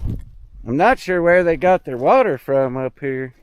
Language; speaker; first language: English; native; English